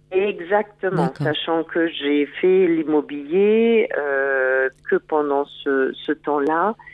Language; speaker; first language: French; non-native, fluent; German